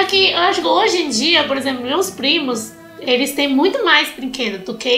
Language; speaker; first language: Portuguese; non-native, fluent; Chinese